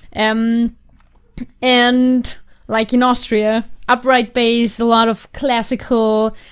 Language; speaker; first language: English; non-native, fluent; German